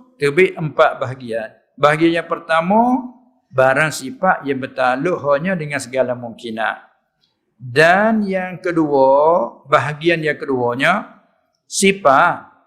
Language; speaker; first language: Malay; native; Malay